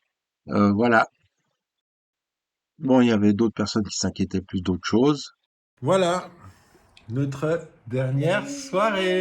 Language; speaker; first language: French; native; French